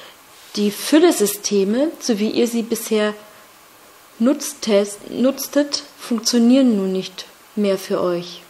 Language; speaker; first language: German; native; German